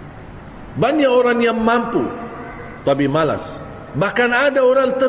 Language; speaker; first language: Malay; non-native, fluent; Arabic